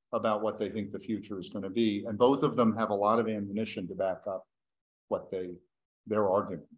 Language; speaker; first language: English; native; English